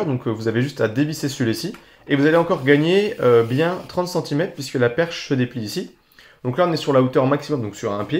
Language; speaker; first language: French; native; French